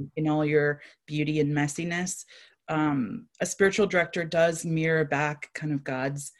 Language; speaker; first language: English; native; English